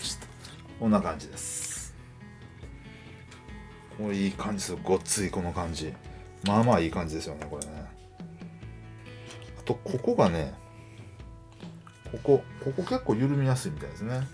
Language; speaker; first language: Japanese; native; Japanese